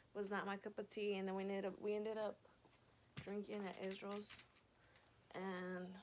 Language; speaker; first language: English; early bilingual, other home language; Spanish